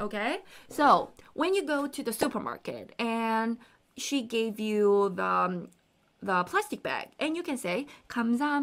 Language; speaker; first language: English; non-native, fluent; Korean